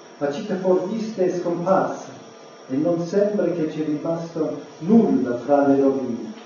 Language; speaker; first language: Italian; non-native, fluent; English